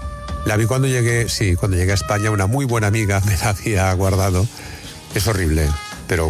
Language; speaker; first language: Spanish; native; Spanish